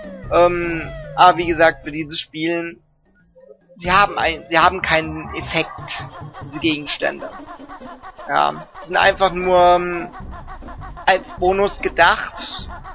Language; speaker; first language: German; native; German